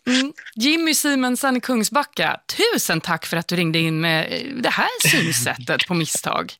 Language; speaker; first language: Swedish; native; Swedish